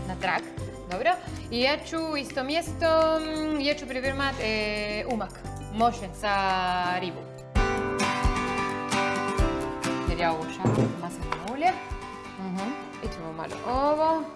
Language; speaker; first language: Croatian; non-native, learner; Spanish